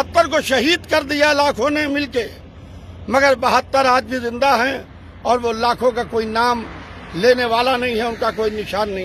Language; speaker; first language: Urdu; native; Urdu